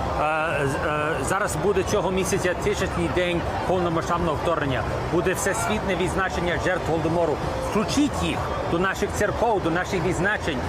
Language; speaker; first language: Ukrainian; early bilingual, heritage; Ukrainian